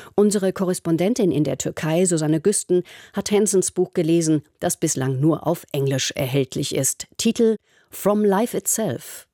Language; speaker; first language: German; native; German